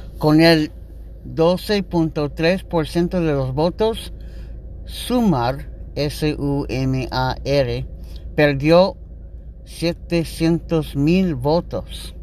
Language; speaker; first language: Spanish; non-native, learner; English